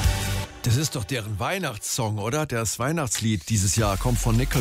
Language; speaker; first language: German; native; German